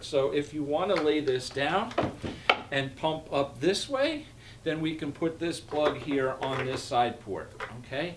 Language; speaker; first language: English; native; English